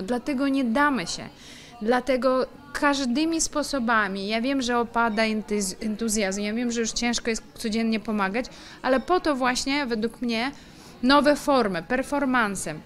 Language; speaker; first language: Polish; non-native, fluent; Ukrainian